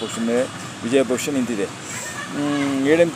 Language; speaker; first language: Kannada; native; Kannada